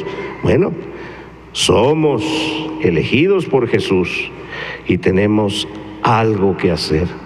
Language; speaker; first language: Spanish; native; Spanish